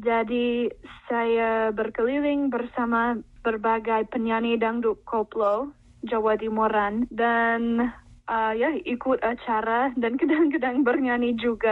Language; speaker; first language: Indonesian; non-native, fluent; English